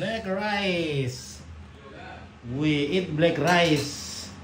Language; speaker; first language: English; non-native, learner; Indonesian